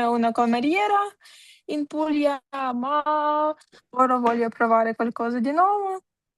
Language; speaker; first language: Italian; non-native, learner; Ukrainian